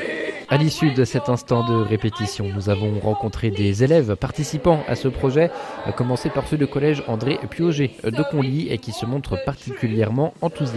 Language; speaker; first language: French; native; French